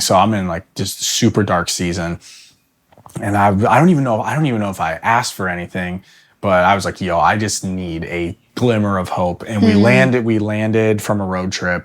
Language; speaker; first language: English; native; English